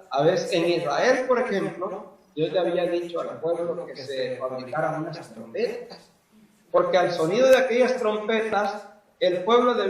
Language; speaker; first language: Spanish; native; Spanish